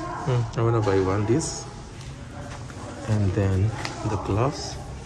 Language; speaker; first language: English; non-native, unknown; Indonesian